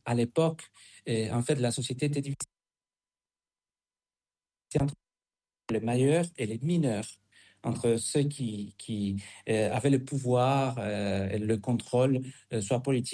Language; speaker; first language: French; non-native, fluent; Spanish